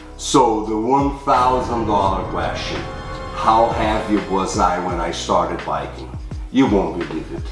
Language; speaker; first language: English; non-native, fluent; Portuguese